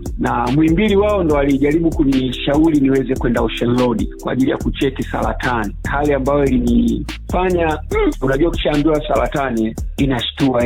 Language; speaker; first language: Swahili; native; Swahili